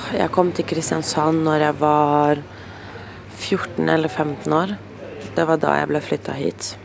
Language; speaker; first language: Norwegian; early bilingual, other home language; Portuguese